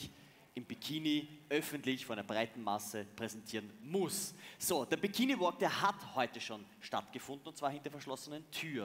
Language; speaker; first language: German; native; German